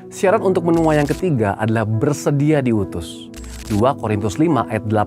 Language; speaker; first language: Indonesian; native; Indonesian